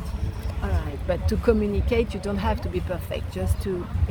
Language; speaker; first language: English; non-native, fluent; French